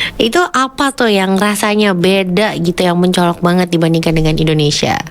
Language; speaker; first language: Indonesian; native; Indonesian